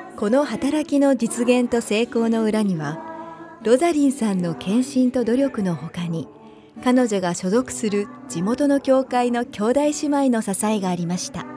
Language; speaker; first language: Japanese; native; Japanese